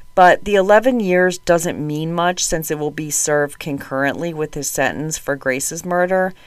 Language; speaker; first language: English; native; English